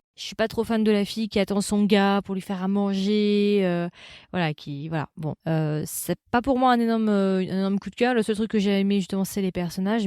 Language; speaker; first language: French; native; French